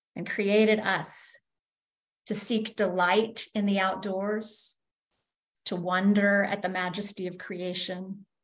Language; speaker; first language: English; native; English